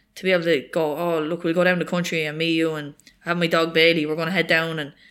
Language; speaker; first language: English; native; English